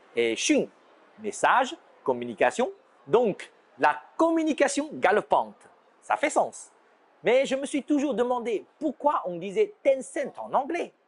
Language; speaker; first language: French; non-native, fluent; Chinese